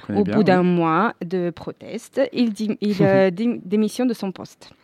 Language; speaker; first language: French; non-native, fluent; Spanish